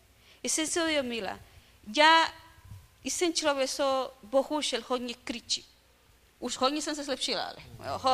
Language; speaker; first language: Czech; non-native, learner; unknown